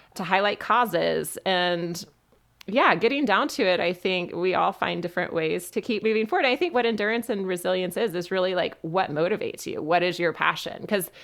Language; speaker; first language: English; native; English